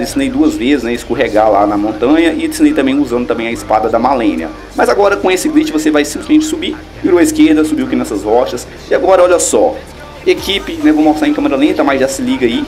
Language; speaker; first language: Portuguese; native; Portuguese